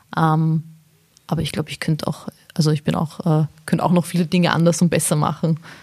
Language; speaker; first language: German; early bilingual, other home language; Bosnian